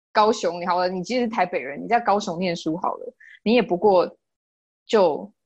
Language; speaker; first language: Chinese; native; Chinese